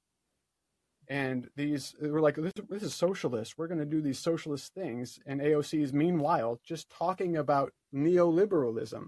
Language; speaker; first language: English; native; English